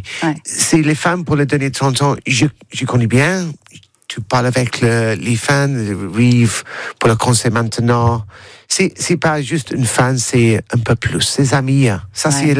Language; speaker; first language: French; non-native, learner; English